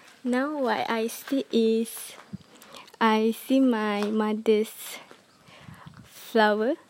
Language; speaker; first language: English; non-native, learner; Malay